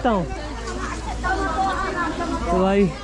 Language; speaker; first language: Hindi; non-native, local second language; Bangla